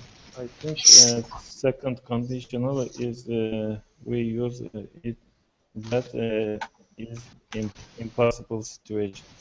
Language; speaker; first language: English; non-native, learner; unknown